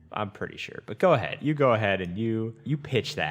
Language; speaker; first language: English; native; English